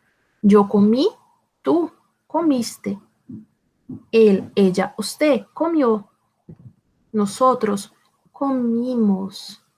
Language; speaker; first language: Spanish; non-native, fluent; Portuguese